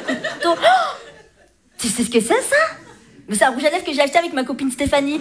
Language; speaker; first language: French; native; French